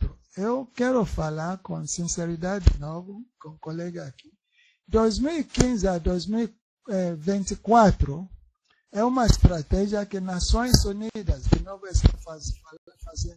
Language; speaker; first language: Portuguese; non-native, learner; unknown